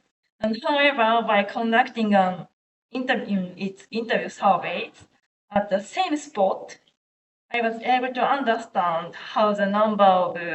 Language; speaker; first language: English; non-native, learner; Japanese